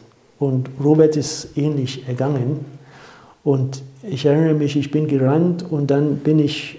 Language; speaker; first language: German; non-native, fluent; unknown